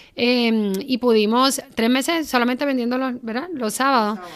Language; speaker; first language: Spanish; native; Spanish